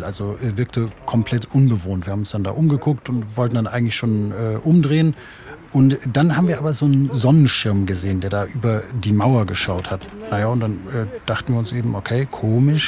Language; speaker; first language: German; native; German